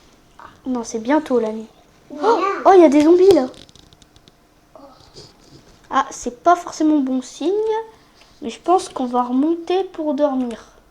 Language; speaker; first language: French; native; French